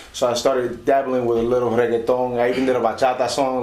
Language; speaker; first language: English; early bilingual, other home language; Spanish